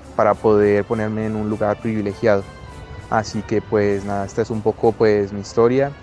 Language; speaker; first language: Spanish; native; Spanish